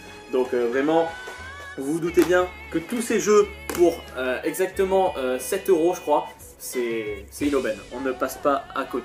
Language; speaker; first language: French; native; French